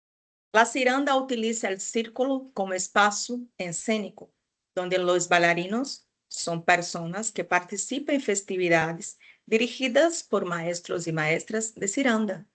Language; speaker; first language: Spanish; non-native, fluent; Portuguese